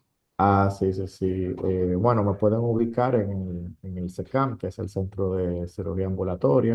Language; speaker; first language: Spanish; native; Spanish